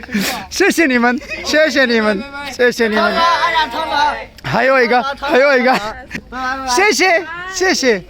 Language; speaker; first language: Chinese; non-native, learner; Urdu